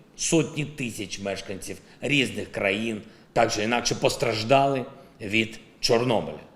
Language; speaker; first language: Ukrainian; non-native, local second language; Russian